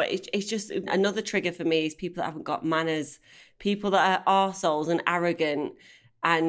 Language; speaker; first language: English; native; English